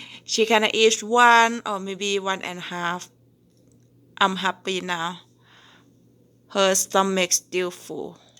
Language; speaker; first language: English; non-native, learner; Thai